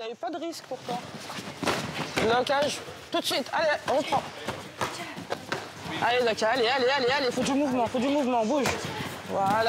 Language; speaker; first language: French; native; French